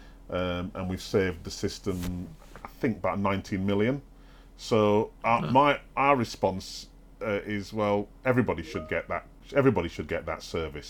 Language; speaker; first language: English; native; English